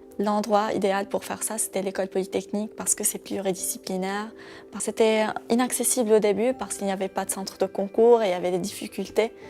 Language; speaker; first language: French; non-native, local second language; Arabic